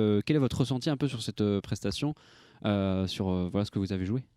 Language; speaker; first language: French; native; French